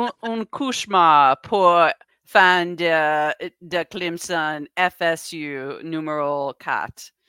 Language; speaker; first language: French; non-native, learner; English